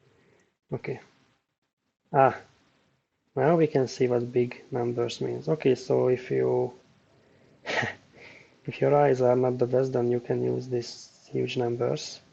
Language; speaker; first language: English; non-native, fluent; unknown